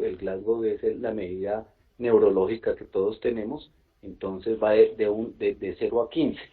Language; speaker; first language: Spanish; native; Spanish